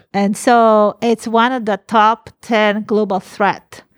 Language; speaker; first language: English; non-native, fluent; Italian